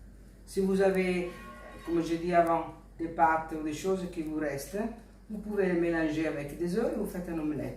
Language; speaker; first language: French; non-native, fluent; Italian